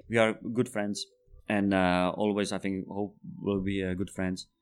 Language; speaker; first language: English; non-native, fluent; Czech